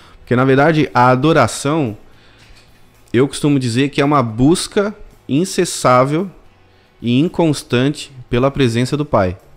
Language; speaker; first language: Portuguese; native; Portuguese